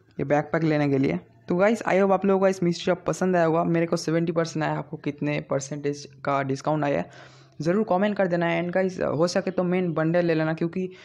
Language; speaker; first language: Hindi; non-native, local second language; Bangla